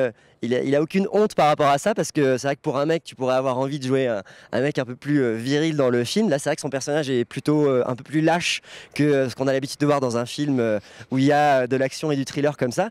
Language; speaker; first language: French; native; French